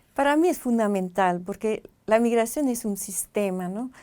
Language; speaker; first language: Spanish; non-native, fluent; French